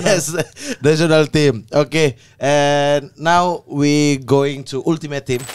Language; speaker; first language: English; non-native, learner; Indonesian